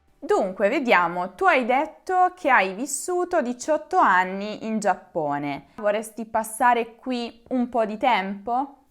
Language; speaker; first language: Italian; native; Italian